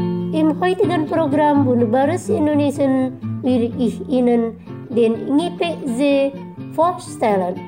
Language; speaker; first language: German; non-native, fluent; Indonesian